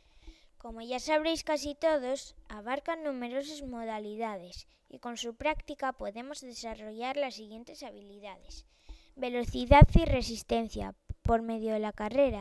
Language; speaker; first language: Spanish; native; Spanish